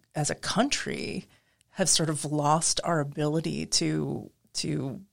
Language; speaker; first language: English; native; English